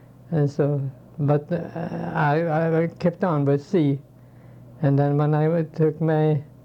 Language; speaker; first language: English; non-native, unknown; Swedish